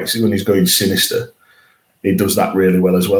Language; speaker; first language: English; native; English